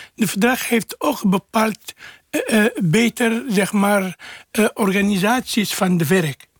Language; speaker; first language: Dutch; non-native, fluent; Arabic